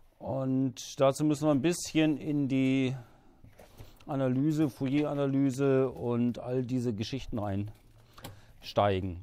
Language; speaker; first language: German; native; German